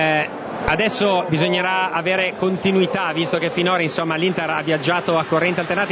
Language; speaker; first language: Italian; native; Italian